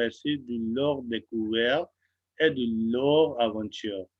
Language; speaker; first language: French; non-native, fluent; Hindi